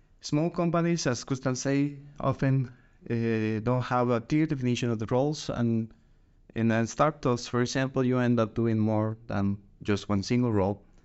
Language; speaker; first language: English; non-native, fluent; Spanish